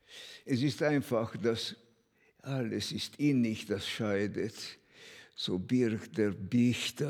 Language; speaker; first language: German; non-native, fluent; Hungarian